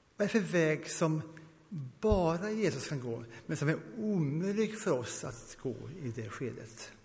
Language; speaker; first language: Swedish; early bilingual, heritage; Swedish